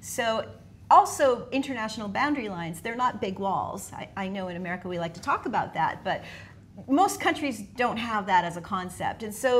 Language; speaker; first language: English; native; English